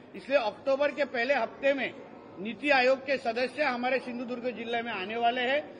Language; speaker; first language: Hindi; non-native, local second language; Marathi